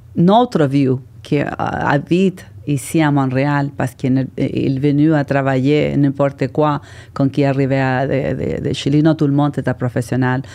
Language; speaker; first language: French; non-native, learner; Spanish